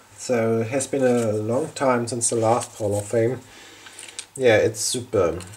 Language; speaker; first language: English; non-native, fluent; German